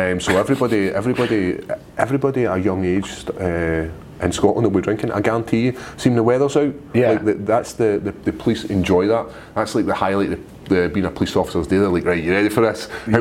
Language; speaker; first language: English; native; English